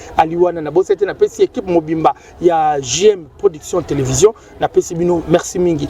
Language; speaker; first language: Lingala; native; Lingala